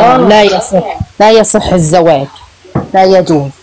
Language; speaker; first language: Arabic; native; Arabic